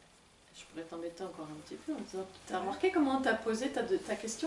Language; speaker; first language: French; native; French